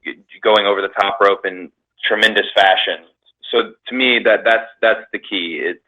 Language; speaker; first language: English; native; English